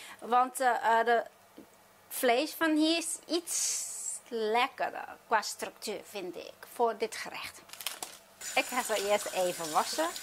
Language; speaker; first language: Dutch; non-native, fluent; Chinese